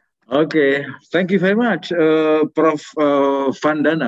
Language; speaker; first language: English; non-native, fluent; Indonesian